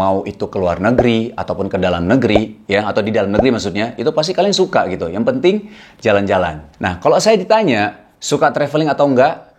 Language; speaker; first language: Indonesian; native; Indonesian